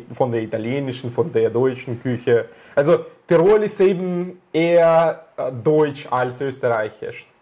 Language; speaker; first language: German; non-native, fluent; Russian